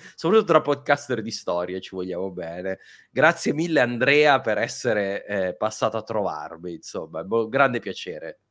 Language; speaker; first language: Italian; native; Italian